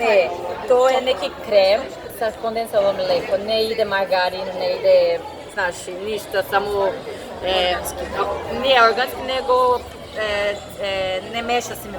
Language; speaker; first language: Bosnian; non-native, learner; Portuguese